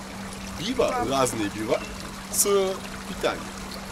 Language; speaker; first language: Russian; non-native, learner; Turkish